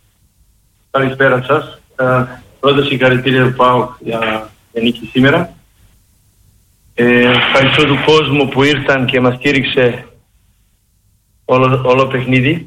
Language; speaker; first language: Greek; non-native, learner; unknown